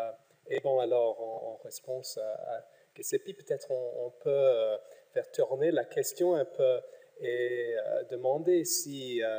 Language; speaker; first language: French; non-native, fluent; English